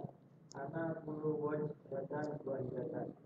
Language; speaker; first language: Arabic; non-native, learner; Indonesian